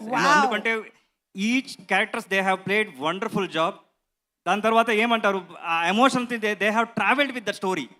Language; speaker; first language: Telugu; non-native, learner; Kannada